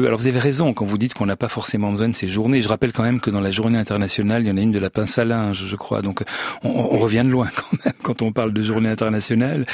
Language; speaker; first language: French; native; French